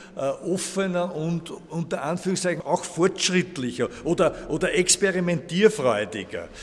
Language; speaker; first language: German; native; German